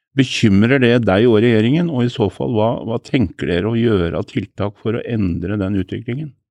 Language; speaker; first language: Norwegian; native; Norwegian